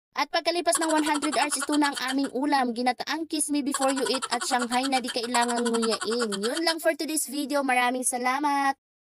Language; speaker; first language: Filipino; native; Filipino